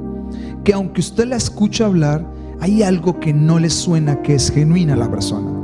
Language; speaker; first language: Spanish; native; Spanish